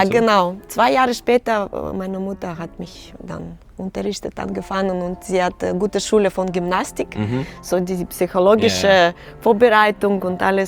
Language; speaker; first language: German; non-native, learner; Russian